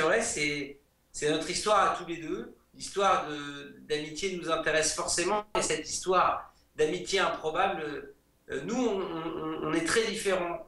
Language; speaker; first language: French; native; French